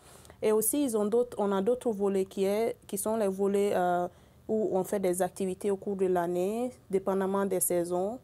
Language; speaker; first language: French; non-native, local second language; Bambara